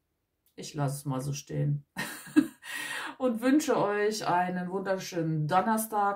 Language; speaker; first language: German; native; German